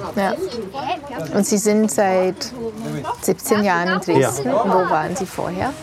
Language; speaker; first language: German; non-native, fluent; English